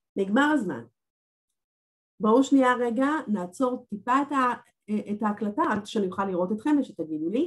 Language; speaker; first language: Hebrew; native; Hebrew